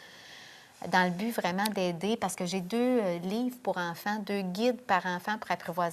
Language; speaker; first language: French; native; French